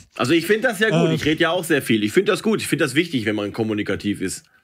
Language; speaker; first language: German; native; German